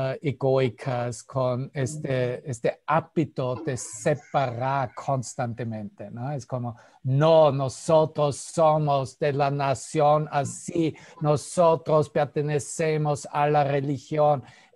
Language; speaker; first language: Spanish; non-native, fluent; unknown